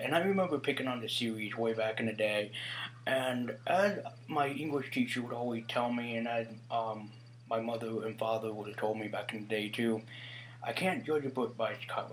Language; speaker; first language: English; native; English